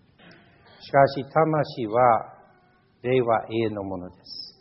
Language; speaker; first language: Japanese; non-native, fluent; English